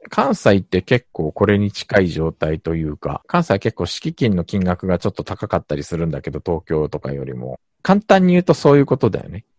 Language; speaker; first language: Japanese; native; Japanese